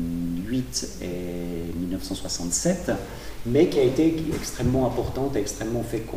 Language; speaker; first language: French; native; French